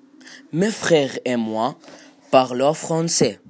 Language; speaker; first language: French; non-native, learner; Arabic